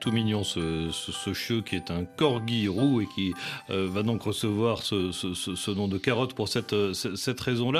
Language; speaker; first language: French; native; French